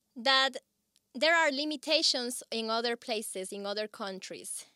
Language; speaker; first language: English; non-native, fluent; Spanish